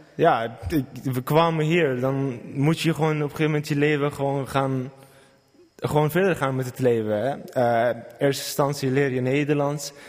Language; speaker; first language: Dutch; non-native, fluent; Kurdish